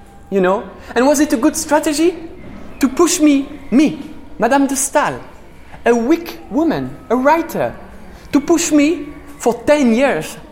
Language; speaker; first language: English; non-native, fluent; French